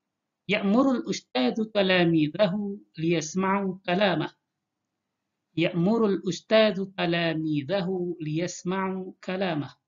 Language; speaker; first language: Arabic; non-native, fluent; Indonesian